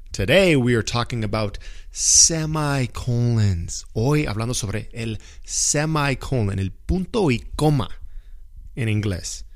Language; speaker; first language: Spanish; non-native, fluent; English